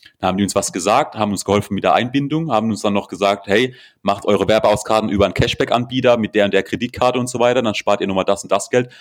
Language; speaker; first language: German; native; German